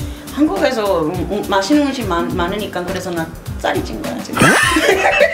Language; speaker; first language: Korean; non-native, fluent; Spanish